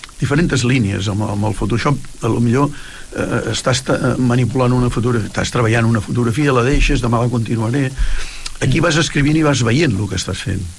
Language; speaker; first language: Catalan; native; Catalan